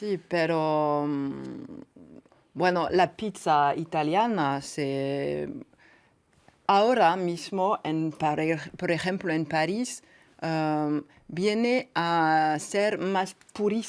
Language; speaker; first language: Spanish; non-native, fluent; French